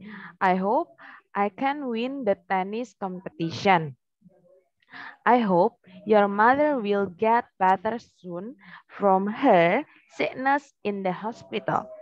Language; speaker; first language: English; non-native, learner; Indonesian